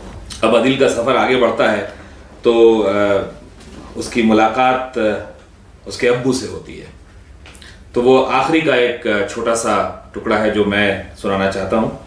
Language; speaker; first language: Urdu; native; Urdu